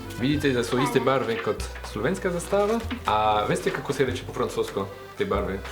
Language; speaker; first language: Slovenian; non-native, fluent; French